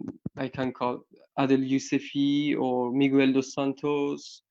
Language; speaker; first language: English; non-native, learner; Persian